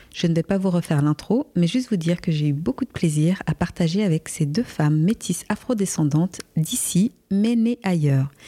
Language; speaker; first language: French; native; French